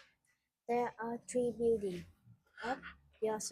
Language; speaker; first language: English; non-native, learner; Vietnamese